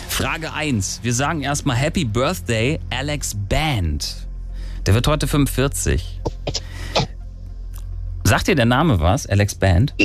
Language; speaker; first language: German; native; German